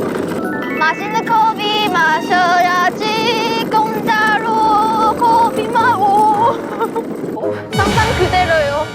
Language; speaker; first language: Korean; non-native, fluent; Chinese